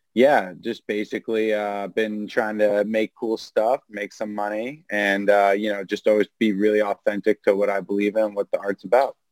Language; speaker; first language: English; native; English